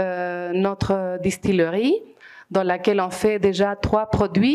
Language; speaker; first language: French; non-native, fluent; Spanish